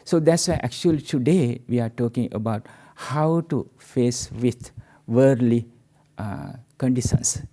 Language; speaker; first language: English; non-native, local second language; Sinhala